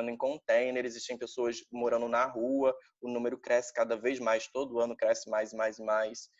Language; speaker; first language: Portuguese; native; Portuguese